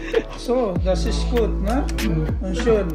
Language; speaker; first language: German; non-native, learner; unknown